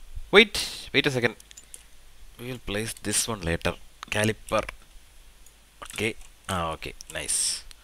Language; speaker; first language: English; non-native, local second language; Malayalam